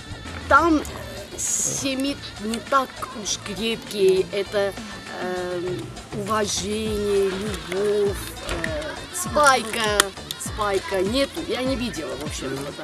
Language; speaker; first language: Russian; non-native, fluent; Armenian